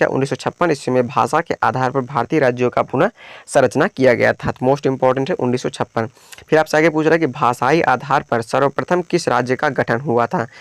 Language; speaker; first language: Hindi; native; Hindi